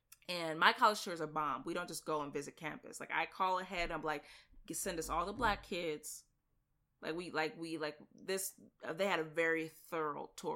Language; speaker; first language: English; native; English